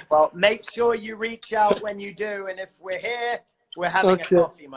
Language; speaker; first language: English; native; English